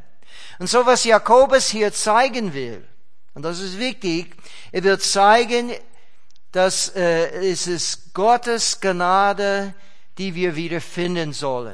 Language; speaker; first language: German; non-native, fluent; English